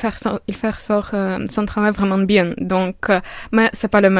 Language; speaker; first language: French; non-native, learner; Ukrainian